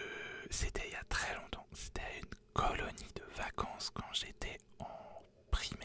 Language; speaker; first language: French; native; French